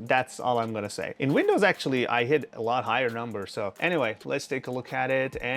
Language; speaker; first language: English; non-native, fluent; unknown